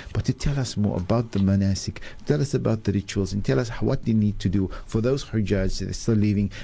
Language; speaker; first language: English; native; English